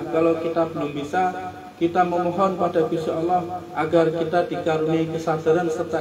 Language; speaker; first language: Indonesian; native; Indonesian